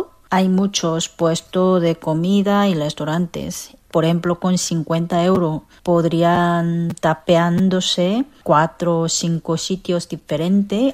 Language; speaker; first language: Spanish; non-native, learner; Korean